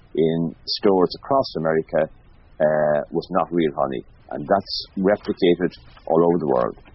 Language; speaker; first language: English; native; English